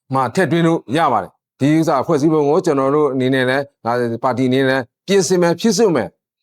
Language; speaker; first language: Burmese; non-native, local second language; Shan